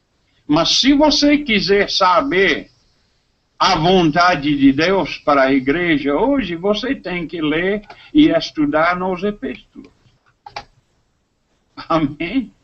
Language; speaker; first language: Portuguese; non-native, fluent; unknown